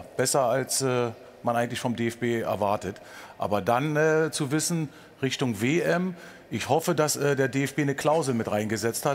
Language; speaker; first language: German; native; German